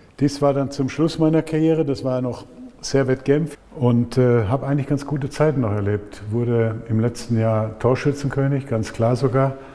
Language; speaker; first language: German; native; German